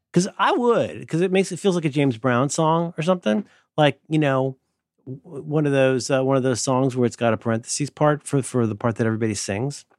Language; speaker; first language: English; native; English